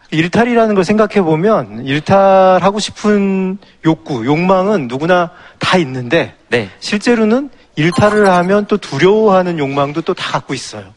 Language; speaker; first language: Korean; native; Korean